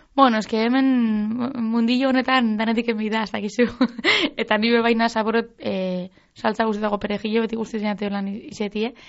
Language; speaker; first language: Basque; native; Basque